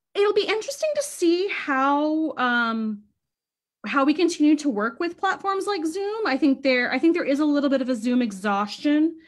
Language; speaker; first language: English; native; English